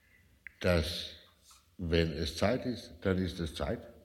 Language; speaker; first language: German; non-native, fluent; Danish